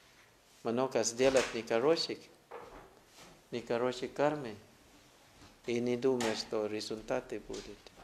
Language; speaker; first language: Russian; non-native, learner; Thai